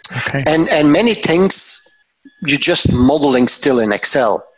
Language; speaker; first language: English; non-native, fluent; Dutch